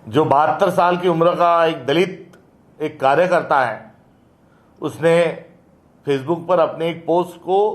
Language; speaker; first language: Hindi; non-native, local second language; Marathi